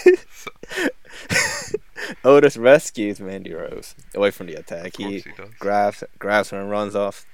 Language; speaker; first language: English; non-native, fluent; Korean